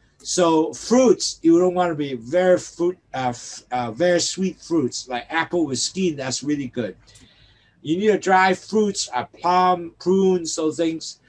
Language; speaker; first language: English; non-native, local second language; Cantonese